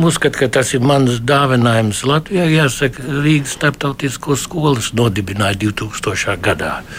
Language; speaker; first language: Latvian; early bilingual, heritage; Latvian